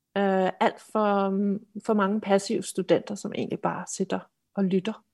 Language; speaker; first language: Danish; native; Danish